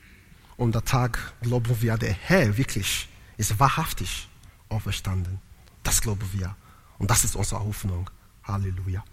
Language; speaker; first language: German; non-native, learner; Italian